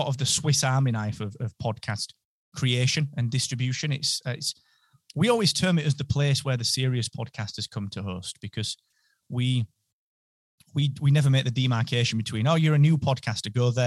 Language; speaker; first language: English; native; English